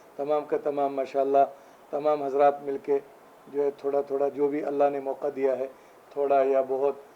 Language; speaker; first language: Urdu; native; Urdu